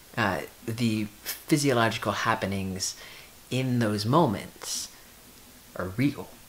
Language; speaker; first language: English; native; English